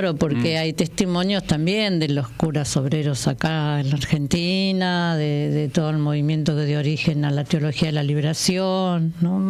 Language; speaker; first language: Spanish; native; Spanish